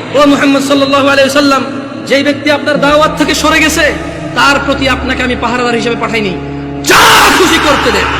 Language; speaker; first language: Bangla; early bilingual, heritage; Bangla